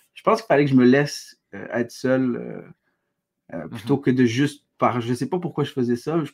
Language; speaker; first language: French; early bilingual, other home language; Arabic